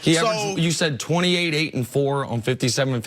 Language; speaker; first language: English; native; English